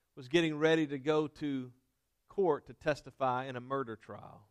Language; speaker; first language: English; native; English